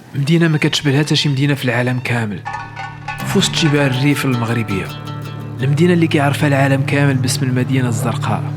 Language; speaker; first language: Arabic; native; Arabic